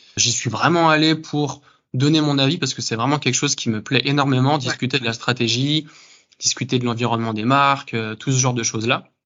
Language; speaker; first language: French; native; French